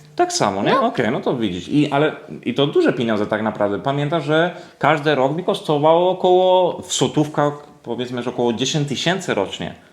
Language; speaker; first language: Polish; non-native, fluent; Spanish